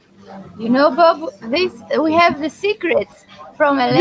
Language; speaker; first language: English; non-native, fluent; Greek